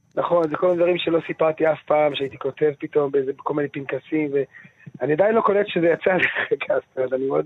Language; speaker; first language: Hebrew; early bilingual, other home language; Dutch